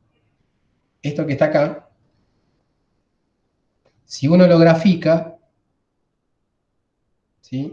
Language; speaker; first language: Spanish; native; Spanish